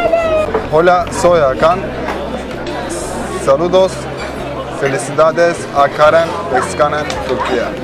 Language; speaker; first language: Spanish; non-native, learner; Turkish